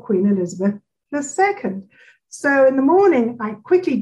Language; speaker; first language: English; native; English